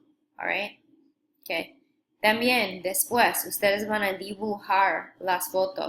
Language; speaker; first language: Spanish; non-native, fluent; English